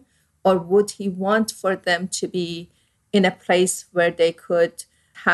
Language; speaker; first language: English; non-native, fluent; Persian